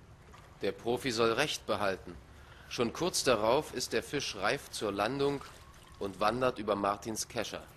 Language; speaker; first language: German; native; German